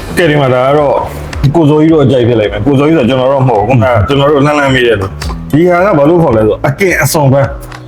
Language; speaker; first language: Burmese; native; Burmese